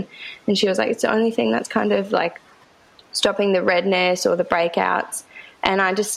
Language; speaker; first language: English; native; English